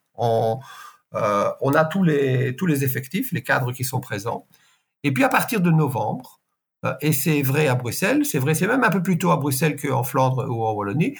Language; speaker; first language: French; native; French